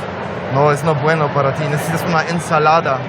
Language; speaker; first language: Spanish; non-native, learner; Polish